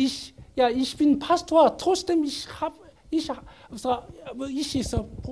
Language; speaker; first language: German; non-native, learner; Korean